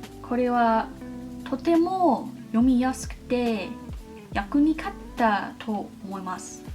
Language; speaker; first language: Japanese; non-native, learner; English